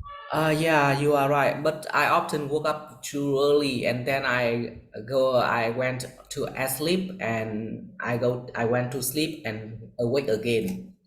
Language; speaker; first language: English; non-native, learner; Vietnamese